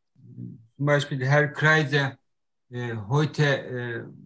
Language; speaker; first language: German; non-native, learner; Turkish